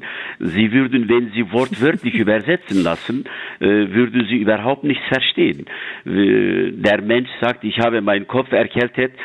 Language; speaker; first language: German; non-native, fluent; Turkish